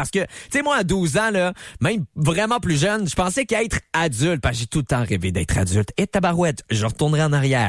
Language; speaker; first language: French; native; French